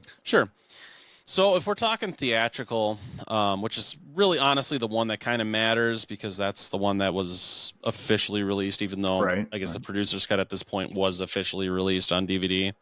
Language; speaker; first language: English; native; English